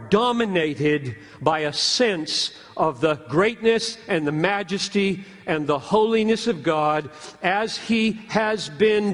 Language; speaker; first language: English; native; English